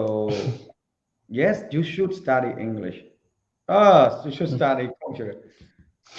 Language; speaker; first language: English; non-native, learner; Khmer